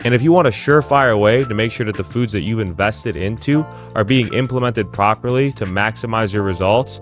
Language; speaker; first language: English; native; English